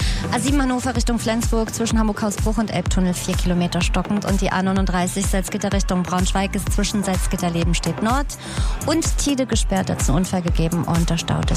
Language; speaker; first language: German; native; German